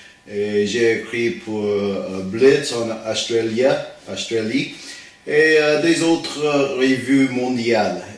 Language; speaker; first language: French; non-native, learner; English